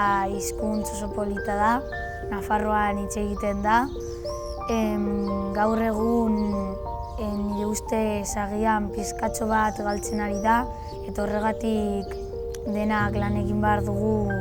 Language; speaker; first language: Basque; non-native, local second language; Spanish